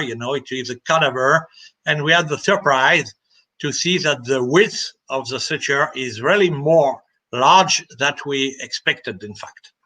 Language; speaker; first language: English; non-native, fluent; French